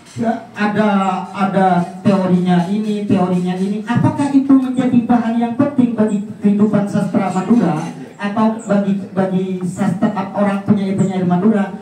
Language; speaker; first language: Indonesian; non-native, local second language; Madurese